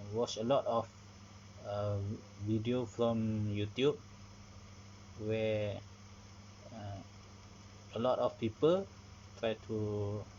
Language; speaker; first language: English; non-native, learner; Malay